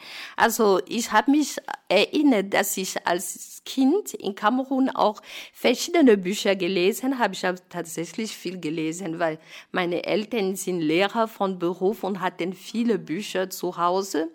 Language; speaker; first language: German; non-native, fluent; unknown